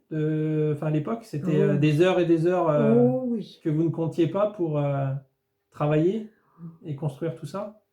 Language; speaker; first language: French; native; French